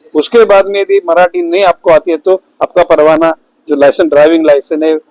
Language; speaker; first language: Hindi; non-native, local second language; Marathi